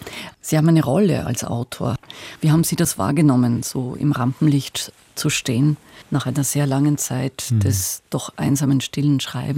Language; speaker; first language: German; native; German